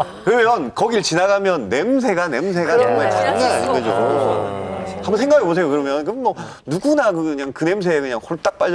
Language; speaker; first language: Korean; native; Korean